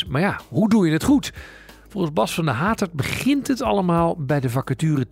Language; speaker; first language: Dutch; native; Dutch